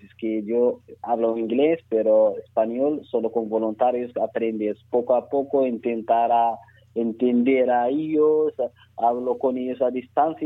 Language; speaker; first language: Spanish; non-native, learner; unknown